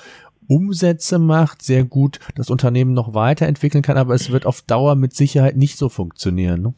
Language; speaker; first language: German; native; German